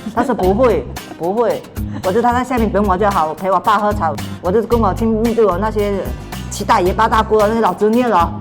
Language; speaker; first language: Chinese; non-native, local second language; Min Nan Chinese